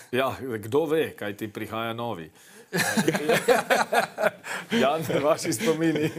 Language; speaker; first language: Slovenian; native; Slovenian